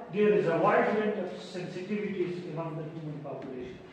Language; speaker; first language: English; non-native, local second language; Urdu